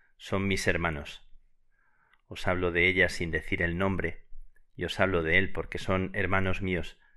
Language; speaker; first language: Spanish; native; Spanish